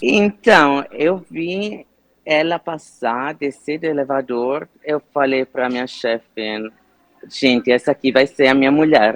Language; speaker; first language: Portuguese; non-native, fluent; Italian